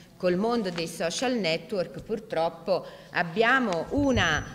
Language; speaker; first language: Italian; native; Italian